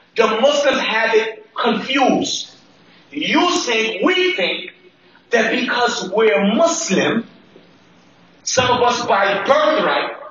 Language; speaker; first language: English; native; English